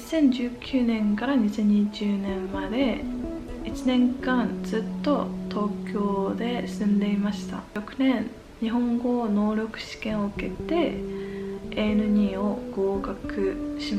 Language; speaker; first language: Japanese; non-native, fluent; Chinese